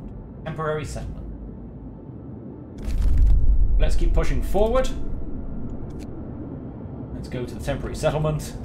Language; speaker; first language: English; native; English